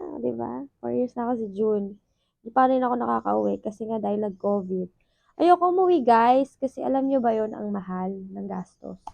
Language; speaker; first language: Filipino; native; Filipino